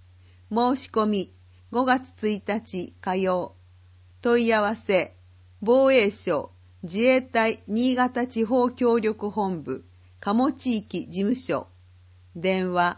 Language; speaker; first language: Japanese; native; Japanese